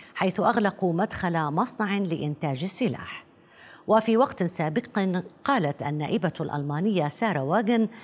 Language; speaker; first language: Arabic; non-native, fluent; Russian